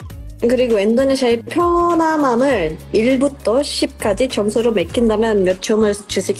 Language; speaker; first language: Korean; non-native, local second language; Indonesian